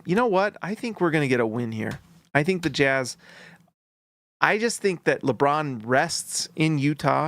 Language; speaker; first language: English; native; English